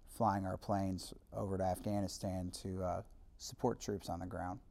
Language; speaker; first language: English; native; English